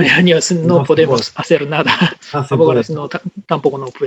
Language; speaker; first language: Spanish; non-native, learner; Japanese